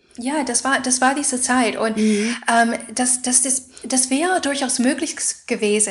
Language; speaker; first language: German; non-native, fluent; English